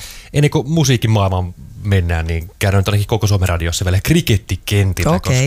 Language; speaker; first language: Finnish; native; Finnish